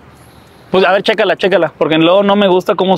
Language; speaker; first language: Spanish; native; Spanish